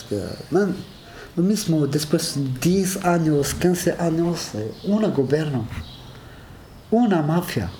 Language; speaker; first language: Spanish; non-native, learner; Arabic